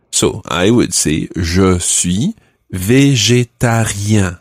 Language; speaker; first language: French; non-native, fluent; English